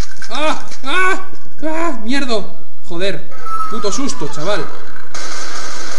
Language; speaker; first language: Spanish; native; Spanish